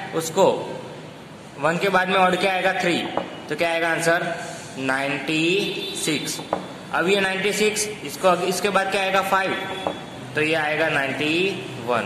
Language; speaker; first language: Hindi; non-native, local second language; Gujarati